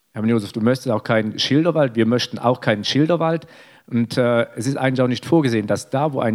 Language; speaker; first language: German; native; German